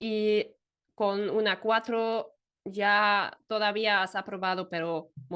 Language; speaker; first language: Spanish; non-native, fluent; German